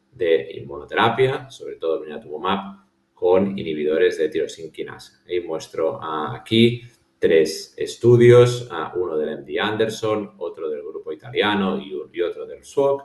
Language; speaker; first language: Spanish; native; Spanish